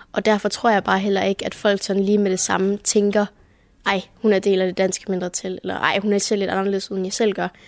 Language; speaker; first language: Danish; early bilingual, heritage; Danish